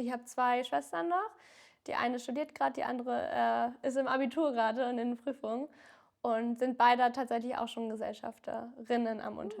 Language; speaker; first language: German; native; German